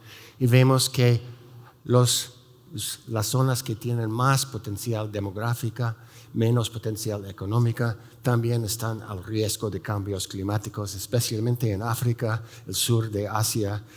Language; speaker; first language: Spanish; non-native, fluent; English